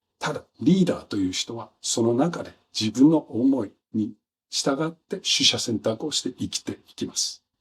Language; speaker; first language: Japanese; non-native, fluent; Danish